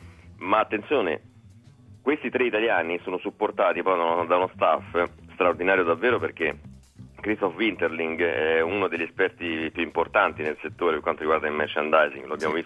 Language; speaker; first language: Italian; native; Italian